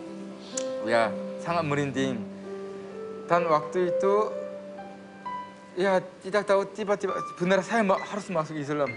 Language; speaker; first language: Indonesian; non-native, fluent; Korean